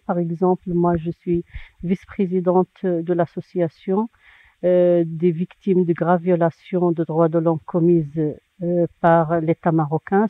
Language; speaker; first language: French; non-native, local second language; Arabic